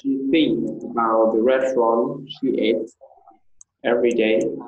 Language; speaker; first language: English; non-native, fluent; Vietnamese